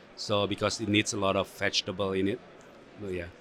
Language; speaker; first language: English; non-native, fluent; Indonesian